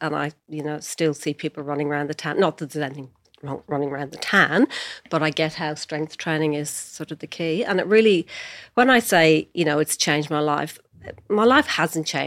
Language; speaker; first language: English; native; English